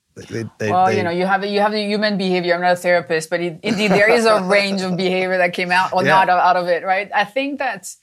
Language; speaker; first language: English; non-native, fluent; French